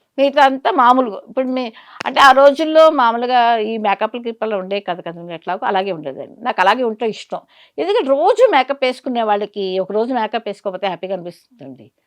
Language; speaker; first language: Telugu; native; Telugu